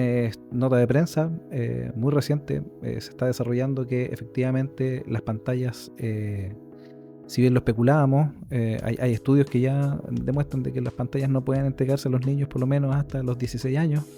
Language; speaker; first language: Spanish; native; Spanish